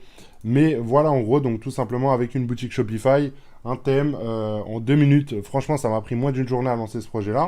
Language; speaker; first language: French; native; French